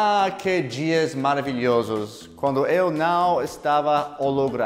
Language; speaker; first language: Portuguese; non-native, fluent; English